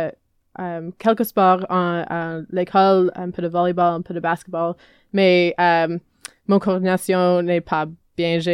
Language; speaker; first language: French; non-native, learner; English